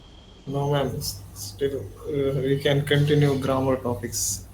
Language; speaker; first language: English; non-native, learner; Hindi